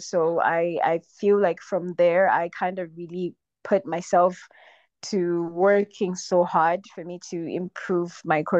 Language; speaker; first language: English; non-native, local second language; Kinyarwanda